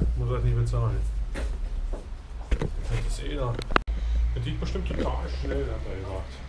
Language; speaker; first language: German; native; German